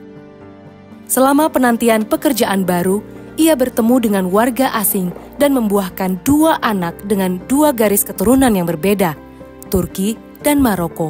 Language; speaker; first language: Indonesian; native; Indonesian